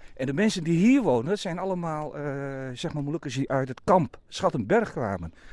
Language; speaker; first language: Dutch; native; Dutch